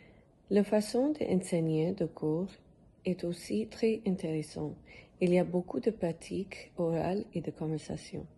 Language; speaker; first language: French; non-native, learner; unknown